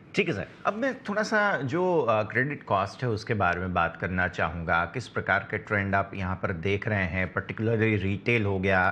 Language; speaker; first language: Hindi; non-native, local second language; Gujarati